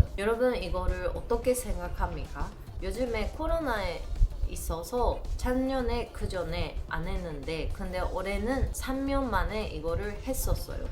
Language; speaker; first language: Korean; non-native, learner; Japanese